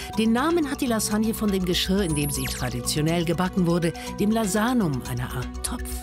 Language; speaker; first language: German; native; German